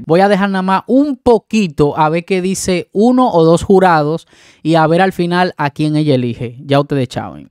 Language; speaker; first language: Spanish; native; Spanish